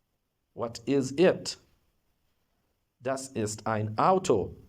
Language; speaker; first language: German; non-native, fluent; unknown